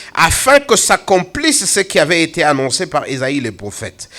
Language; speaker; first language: French; non-native, local second language; Swahili